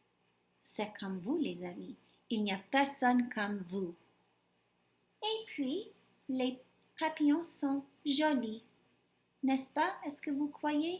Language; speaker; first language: French; non-native, fluent; English